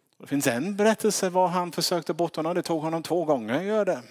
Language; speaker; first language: Swedish; non-native, fluent; English